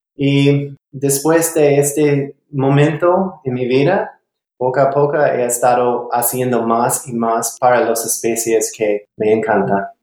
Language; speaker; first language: Spanish; non-native, learner; English